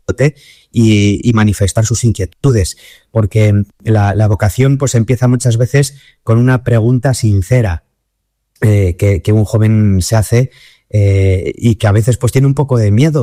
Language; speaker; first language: Spanish; native; Spanish